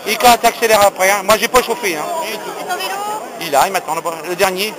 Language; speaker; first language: French; native; French